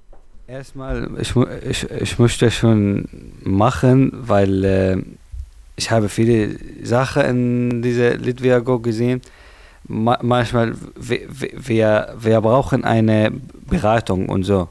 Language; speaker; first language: German; non-native, learner; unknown